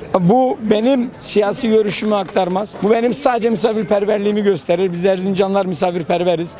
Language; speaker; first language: Turkish; native; Turkish